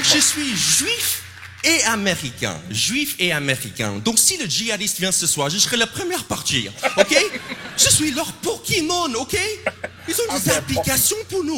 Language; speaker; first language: French; non-native, fluent; English